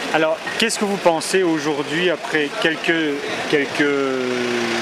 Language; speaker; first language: French; native; French